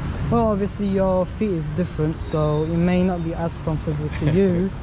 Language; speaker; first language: English; non-native, fluent; Polish